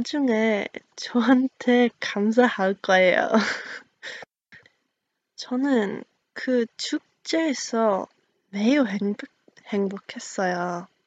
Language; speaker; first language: Korean; non-native, learner; English